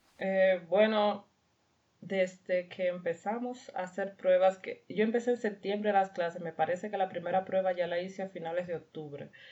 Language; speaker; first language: Spanish; native; Spanish